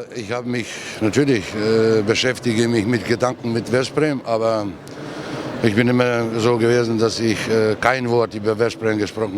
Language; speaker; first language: German; non-native, fluent; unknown